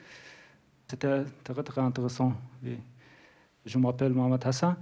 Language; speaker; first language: French; non-native, learner; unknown